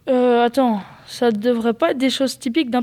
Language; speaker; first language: French; native; French